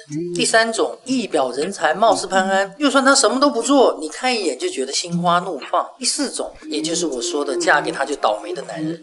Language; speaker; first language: Chinese; native; Chinese